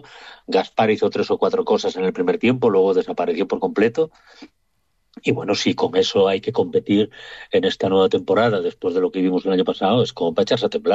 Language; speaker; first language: Spanish; native; Spanish